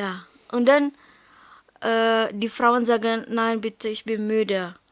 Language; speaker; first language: German; non-native, learner; Indonesian